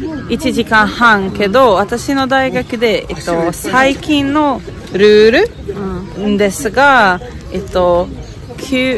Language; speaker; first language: Japanese; non-native, learner; Hungarian